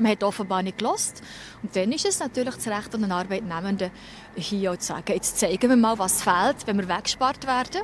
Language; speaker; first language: German; native; German